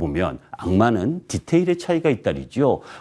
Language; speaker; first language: Korean; native; Korean